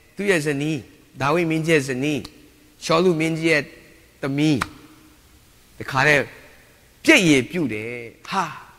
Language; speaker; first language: Burmese; non-native, local second language; Kachin